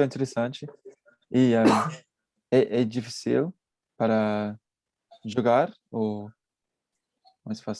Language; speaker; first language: Portuguese; non-native, learner; English